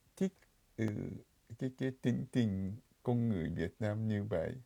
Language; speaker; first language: Vietnamese; non-native, fluent; Japanese